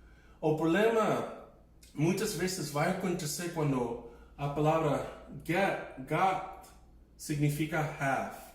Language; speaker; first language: Portuguese; non-native, fluent; English